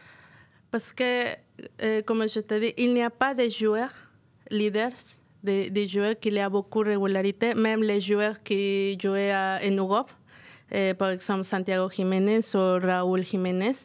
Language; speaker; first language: French; non-native, fluent; Spanish